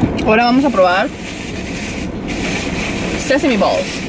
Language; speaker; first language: Spanish; early bilingual, heritage; Spanish